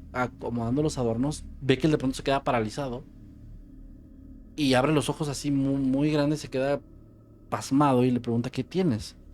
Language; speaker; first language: Spanish; native; Spanish